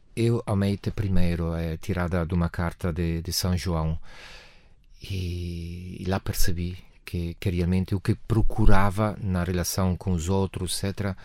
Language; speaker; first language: Portuguese; non-native, fluent; Italian